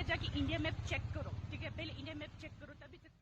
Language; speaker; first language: Hindi; non-native, local second language; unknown